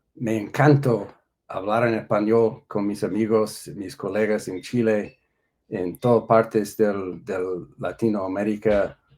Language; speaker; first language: Spanish; non-native, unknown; English